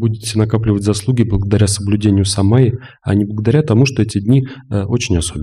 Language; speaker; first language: Russian; native; Russian